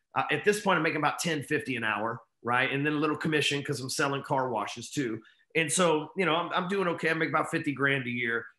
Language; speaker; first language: English; native; English